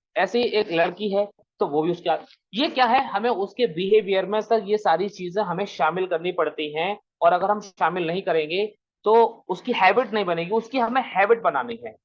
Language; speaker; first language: Hindi; native; Hindi